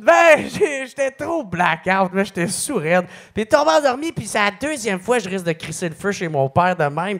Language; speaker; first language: French; native; French